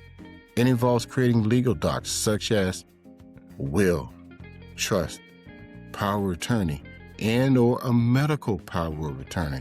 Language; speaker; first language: English; native; English